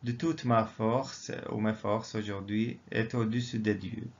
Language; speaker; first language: French; non-native, local second language; Arabic